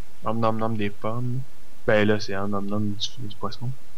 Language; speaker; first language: French; native; French